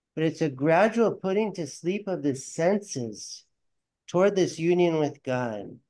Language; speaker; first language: English; native; English